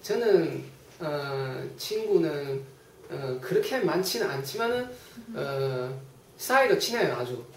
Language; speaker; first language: Korean; non-native, fluent; Chinese